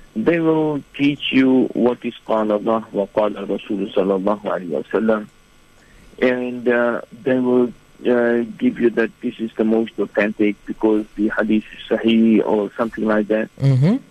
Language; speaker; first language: English; non-native, fluent; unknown